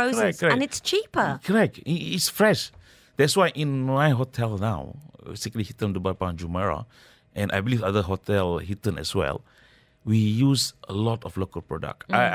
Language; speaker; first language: English; non-native, local second language; Malay